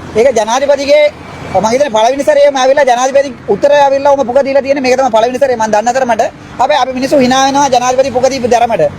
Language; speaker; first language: Sinhala; non-native, local second language; Tamil